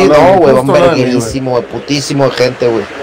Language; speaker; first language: Spanish; native; Spanish